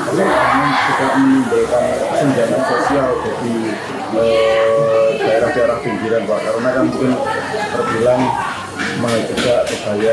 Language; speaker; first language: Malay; non-native, local second language; Javanese